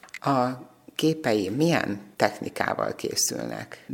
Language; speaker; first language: Hungarian; native; Hungarian